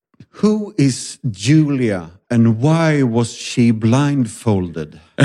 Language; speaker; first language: English; non-native, fluent; Swedish